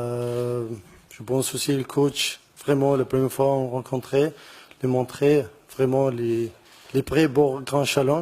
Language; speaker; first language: French; non-native, learner; Arabic